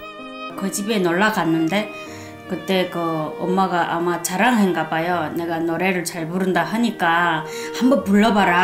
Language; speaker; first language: Korean; native; Korean